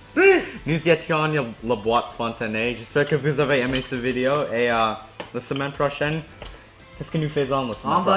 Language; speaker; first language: French; non-native, learner; English